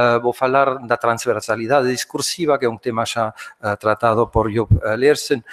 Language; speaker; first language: Galician; non-native, fluent; German